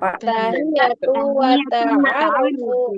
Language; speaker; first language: Arabic; non-native, learner; Indonesian